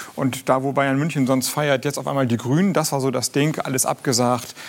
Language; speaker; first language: German; native; German